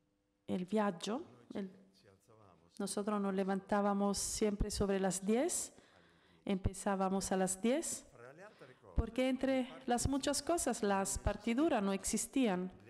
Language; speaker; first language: Spanish; non-native, fluent; Italian